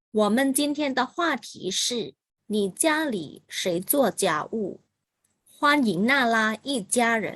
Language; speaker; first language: Chinese; non-native, fluent; Thai